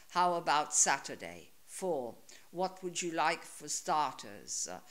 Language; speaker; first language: English; non-native, fluent; Italian